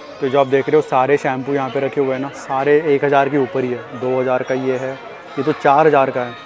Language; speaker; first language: Hindi; native; Hindi